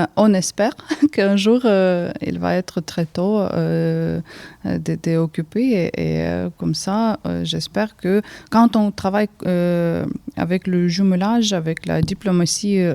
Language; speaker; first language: French; early bilingual, heritage; Ukrainian